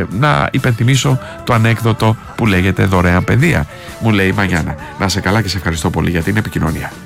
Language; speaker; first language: Greek; native; Greek